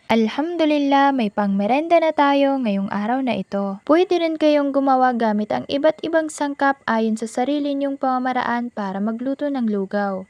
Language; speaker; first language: Filipino; non-native, local second language; Maranao